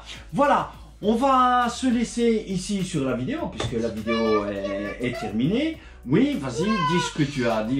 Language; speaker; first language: French; native; French